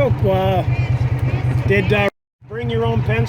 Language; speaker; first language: English; native; English